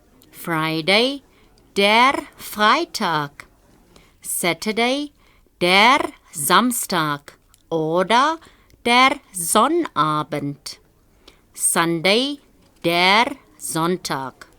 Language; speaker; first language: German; non-native, fluent; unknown